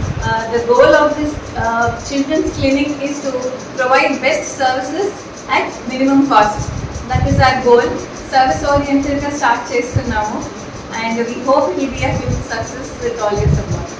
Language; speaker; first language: English; non-native, local second language; Telugu